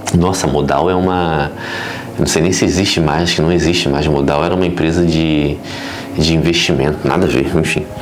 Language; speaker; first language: Portuguese; native; Portuguese